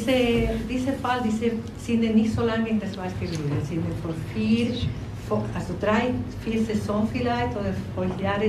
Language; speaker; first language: German; non-native, learner; Spanish